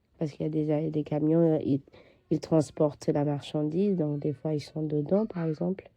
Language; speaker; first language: French; non-native, fluent; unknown